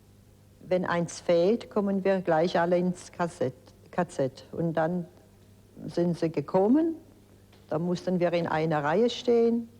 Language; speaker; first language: German; early bilingual, other home language; Polish